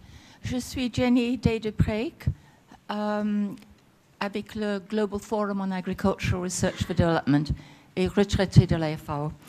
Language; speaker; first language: French; non-native, fluent; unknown